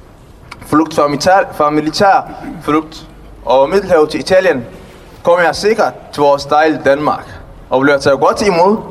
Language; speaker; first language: Danish; non-native, learner; Tigrinya